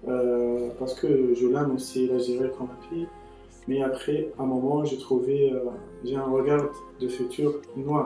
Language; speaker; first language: French; non-native, local second language; Arabic